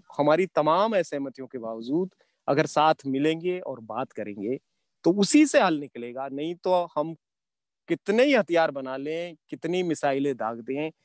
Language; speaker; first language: Hindi; native; Hindi